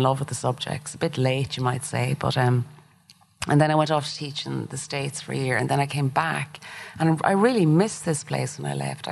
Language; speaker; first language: English; native; English